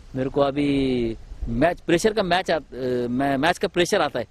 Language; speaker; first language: Hindi; non-native, local second language; Marathi